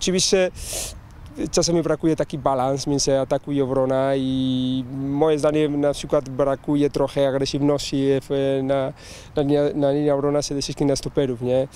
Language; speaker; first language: Polish; non-native, learner; Spanish